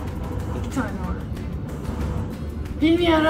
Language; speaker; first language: Turkish; early bilingual, heritage; Turkish